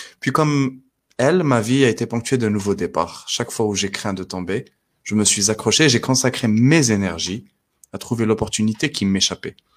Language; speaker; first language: French; non-native, local second language; Arabic